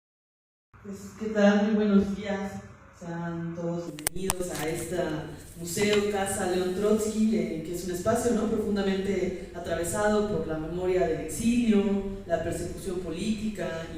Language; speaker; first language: Spanish; native; Spanish